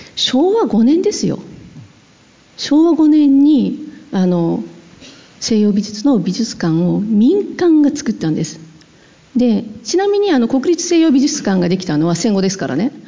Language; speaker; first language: Japanese; native; Japanese